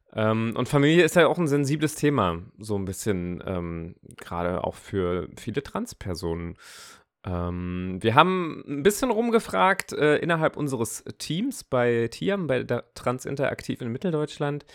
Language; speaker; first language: German; non-native, fluent; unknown